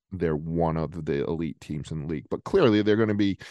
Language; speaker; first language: English; native; English